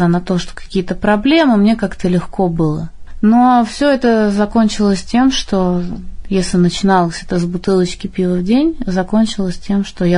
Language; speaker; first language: Russian; native; Russian